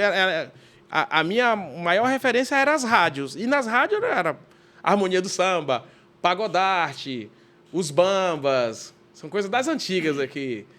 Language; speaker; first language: Portuguese; native; Portuguese